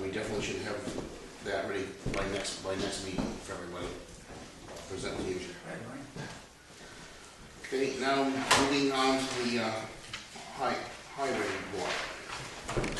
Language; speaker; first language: English; native; English